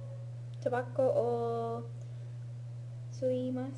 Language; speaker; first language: Japanese; non-native, learner; English